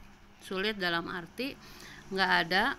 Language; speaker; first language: Indonesian; native; Indonesian